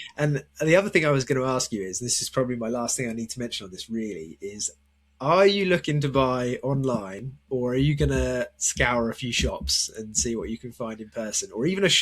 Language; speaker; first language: English; native; English